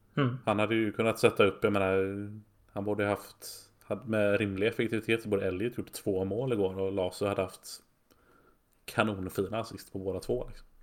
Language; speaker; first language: Swedish; native; Swedish